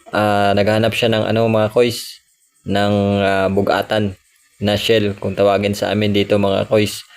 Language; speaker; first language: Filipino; non-native, local second language; Aklanon